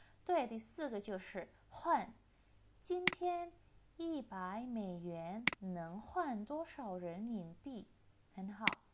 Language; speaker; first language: Chinese; non-native, fluent; Indonesian